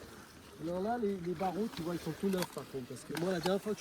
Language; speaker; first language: French; native; French